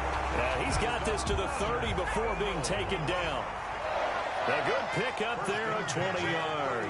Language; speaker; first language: English; native; English